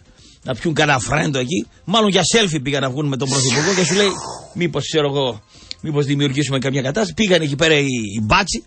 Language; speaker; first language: Greek; native; Greek